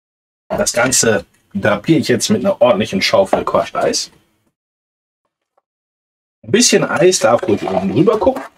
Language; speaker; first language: German; native; German